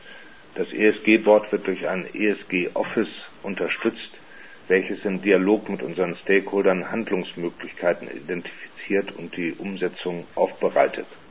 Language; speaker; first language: German; native; German